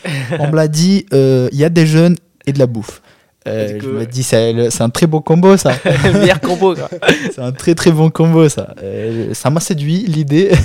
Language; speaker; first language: French; non-native, fluent; Albanian